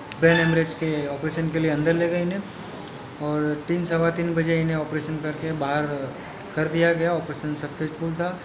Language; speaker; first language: Hindi; native; Hindi